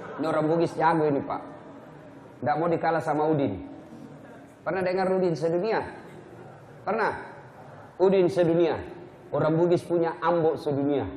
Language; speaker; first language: Indonesian; non-native, local second language; Buginese